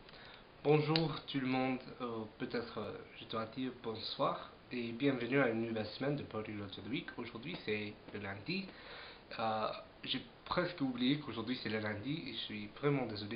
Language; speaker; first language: French; non-native, fluent; English